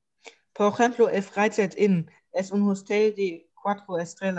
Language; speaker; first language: Spanish; non-native, learner; German